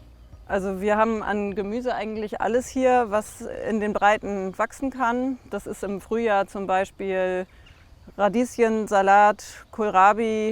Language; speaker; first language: German; native; German